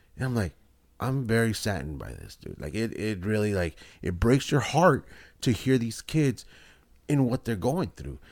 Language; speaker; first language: English; early bilingual, other home language; Spanish